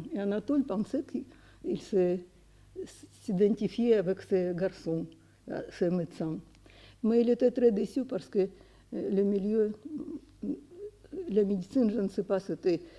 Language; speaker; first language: French; non-native, fluent; Russian